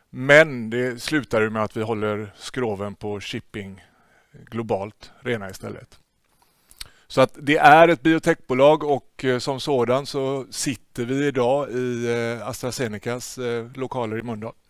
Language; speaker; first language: Swedish; native; Swedish